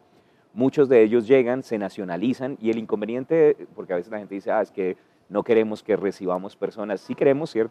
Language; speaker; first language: Spanish; native; Spanish